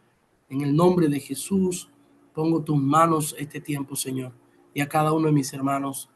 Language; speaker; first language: Spanish; native; Spanish